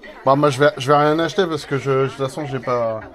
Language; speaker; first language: French; native; French